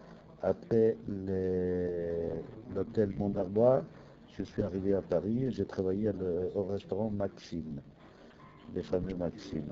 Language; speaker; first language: French; non-native, fluent; Italian